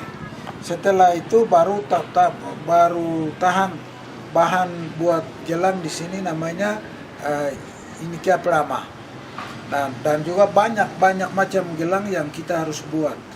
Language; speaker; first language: Indonesian; non-native, local second language; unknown